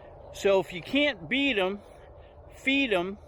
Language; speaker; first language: English; native; English